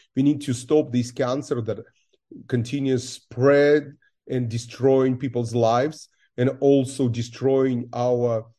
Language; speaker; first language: English; non-native, fluent; Russian